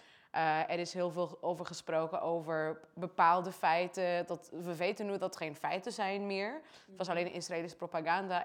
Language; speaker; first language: Dutch; non-native, fluent; Portuguese